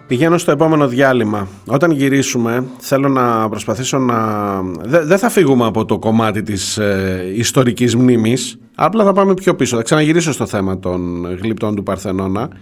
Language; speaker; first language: Greek; native; Greek